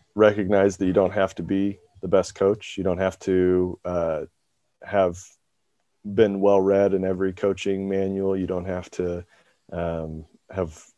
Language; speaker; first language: English; native; English